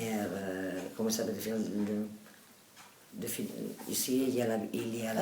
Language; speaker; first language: French; non-native, learner; Catalan